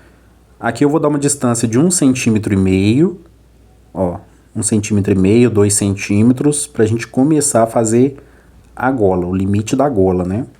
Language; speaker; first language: Portuguese; native; Portuguese